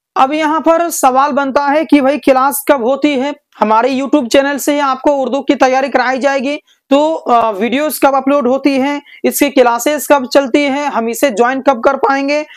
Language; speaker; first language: Hindi; native; Hindi